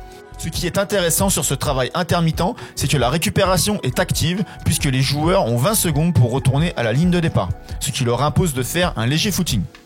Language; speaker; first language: French; native; French